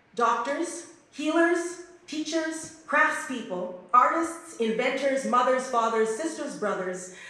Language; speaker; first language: English; native; English